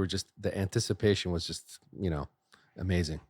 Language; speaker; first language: English; native; English